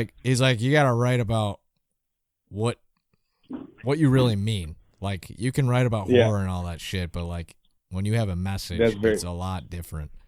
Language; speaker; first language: English; native; English